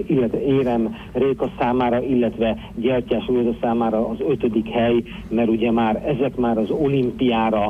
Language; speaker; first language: Hungarian; native; Hungarian